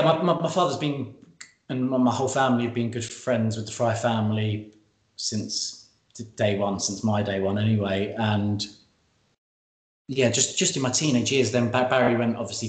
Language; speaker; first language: English; native; English